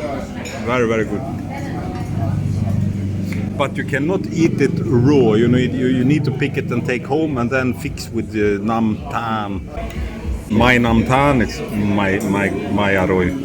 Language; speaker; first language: English; non-native, learner; Swedish